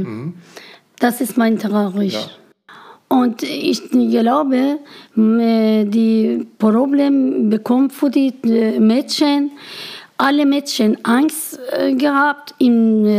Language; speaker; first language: German; non-native, learner; Persian